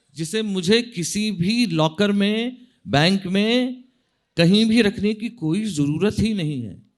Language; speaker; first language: Hindi; non-native, local second language; Marathi